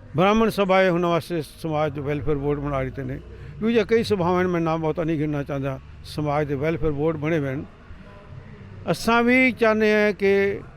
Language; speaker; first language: Punjabi; non-native, local second language; Saraiki